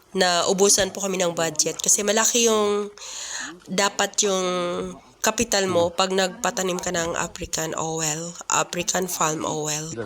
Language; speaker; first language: Filipino; non-native, local second language; Hiligaynon